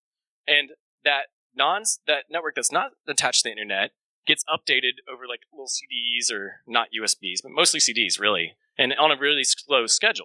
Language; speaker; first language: English; native; English